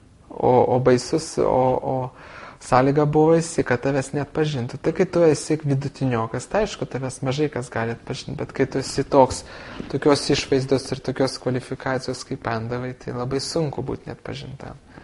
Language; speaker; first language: Lithuanian; native; Lithuanian